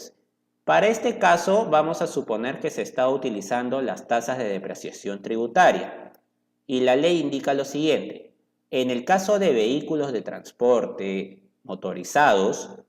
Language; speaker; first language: Spanish; native; Spanish